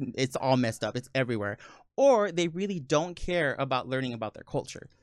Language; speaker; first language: English; early bilingual, other home language; Spanish